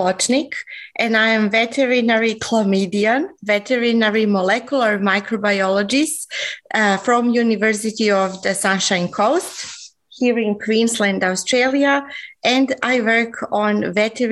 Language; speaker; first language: English; non-native, fluent; Serbian